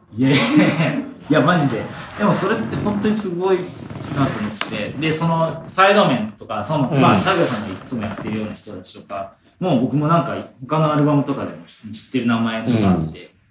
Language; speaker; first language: Japanese; native; Japanese